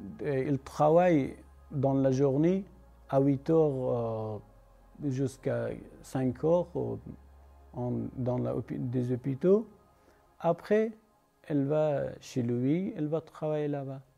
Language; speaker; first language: French; non-native, learner; Persian